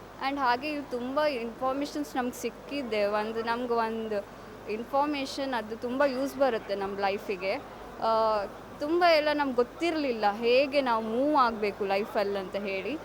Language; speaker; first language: Kannada; non-native, local second language; Konkani